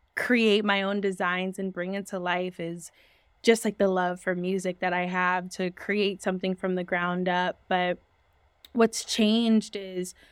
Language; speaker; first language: English; native; English